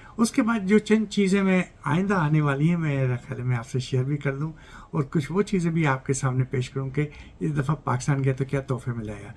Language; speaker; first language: Urdu; native; Urdu